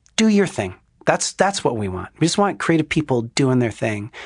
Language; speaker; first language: English; native; English